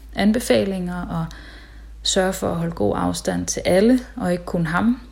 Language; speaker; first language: Danish; early bilingual, other home language; Tamil